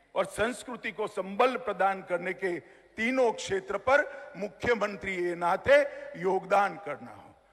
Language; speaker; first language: Hindi; non-native, local second language; Gujarati